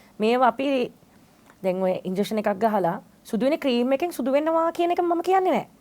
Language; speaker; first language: Sinhala; native; Sinhala